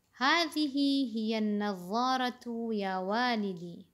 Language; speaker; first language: Arabic; non-native, fluent; Indonesian